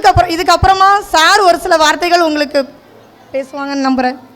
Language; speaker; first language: Tamil; native; Tamil